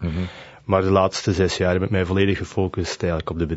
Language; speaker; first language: Dutch; native; Dutch